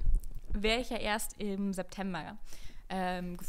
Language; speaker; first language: German; native; German